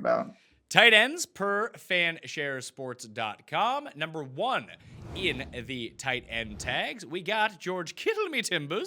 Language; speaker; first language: English; native; English